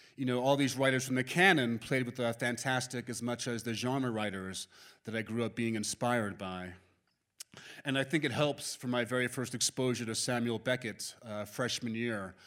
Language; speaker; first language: English; native; English